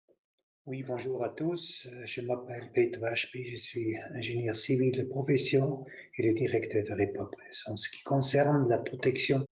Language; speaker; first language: French; non-native, local second language; German